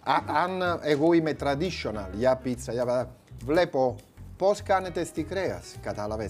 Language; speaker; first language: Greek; non-native, learner; Italian